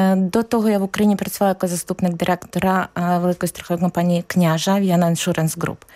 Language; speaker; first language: Ukrainian; native; Ukrainian